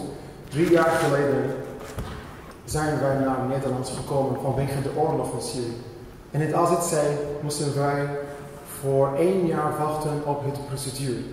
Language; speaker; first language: Dutch; non-native, learner; Arabic